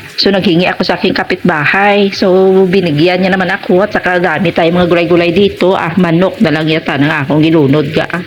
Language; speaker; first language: Filipino; non-native, local second language; Hiligaynon